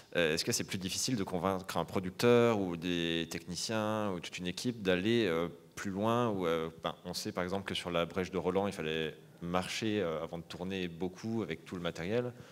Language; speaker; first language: French; native; French